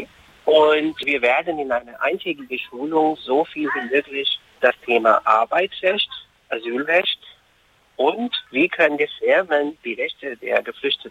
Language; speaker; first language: German; non-native, fluent; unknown